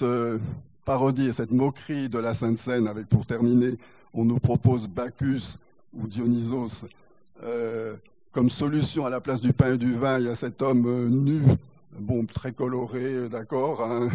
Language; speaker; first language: French; native; French